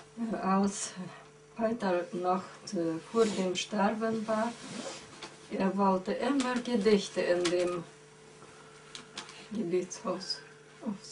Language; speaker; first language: German; early bilingual, heritage; German